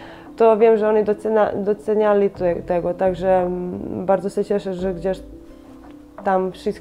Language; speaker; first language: Polish; non-native, fluent; Serbian